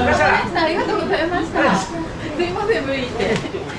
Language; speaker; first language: Japanese; native; Japanese